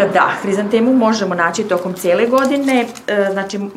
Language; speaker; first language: Serbian; native; Serbian